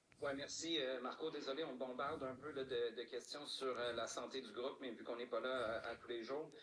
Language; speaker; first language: French; native; French